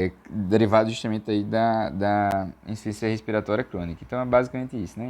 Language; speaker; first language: Portuguese; native; Portuguese